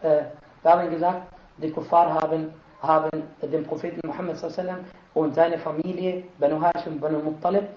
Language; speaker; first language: German; non-native, fluent; Arabic